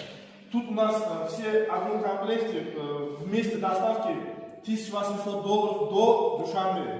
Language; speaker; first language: Russian; non-native, fluent; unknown